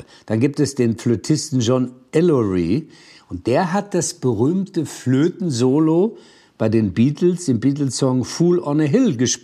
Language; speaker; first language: German; native; German